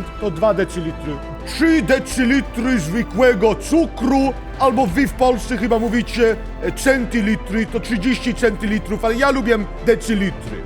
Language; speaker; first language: Polish; non-native, learner; Swedish